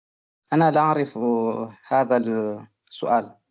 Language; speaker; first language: Arabic; non-native, learner; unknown